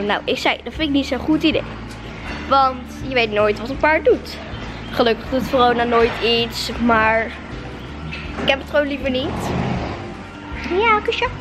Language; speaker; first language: Dutch; native; Dutch